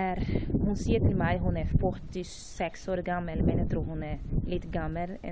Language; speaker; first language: Norwegian; non-native, learner; Portuguese